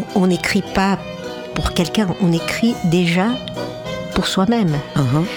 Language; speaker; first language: French; non-native, fluent; Portuguese